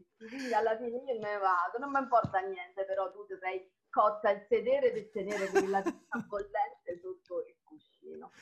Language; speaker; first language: Italian; non-native, local second language; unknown